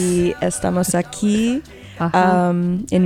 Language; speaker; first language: Spanish; non-native, learner; English